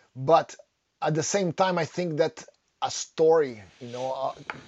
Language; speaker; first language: English; non-native, fluent; Portuguese